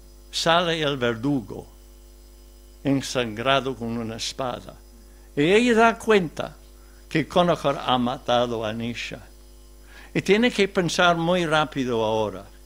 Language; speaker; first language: Spanish; non-native, fluent; English